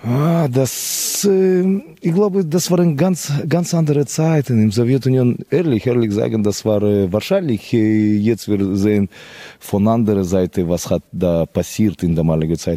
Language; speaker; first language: German; non-native, fluent; Russian